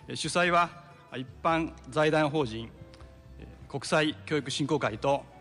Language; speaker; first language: Japanese; native; Japanese